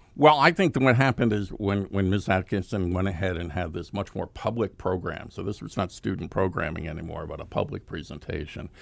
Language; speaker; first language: English; native; English